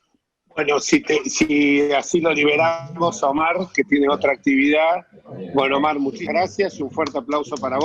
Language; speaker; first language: Spanish; native; Spanish